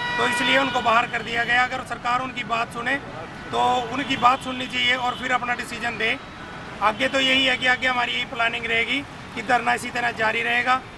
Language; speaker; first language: Hindi; native; Hindi